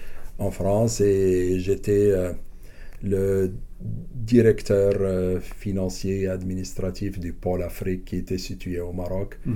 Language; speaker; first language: French; non-native, local second language; Arabic